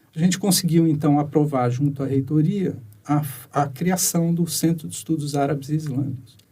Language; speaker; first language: Portuguese; native; Portuguese